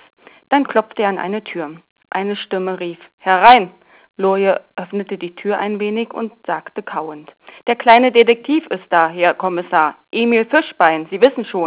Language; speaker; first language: German; native; German